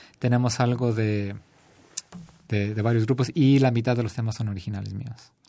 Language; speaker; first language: Spanish; early bilingual, heritage; Spanish